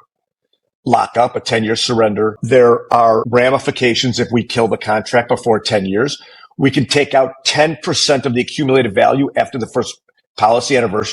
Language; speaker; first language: English; native; English